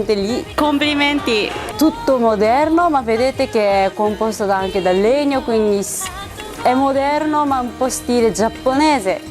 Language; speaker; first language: Italian; non-native, fluent; Japanese